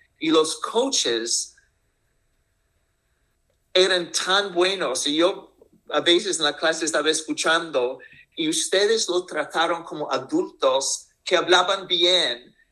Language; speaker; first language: Spanish; non-native, fluent; English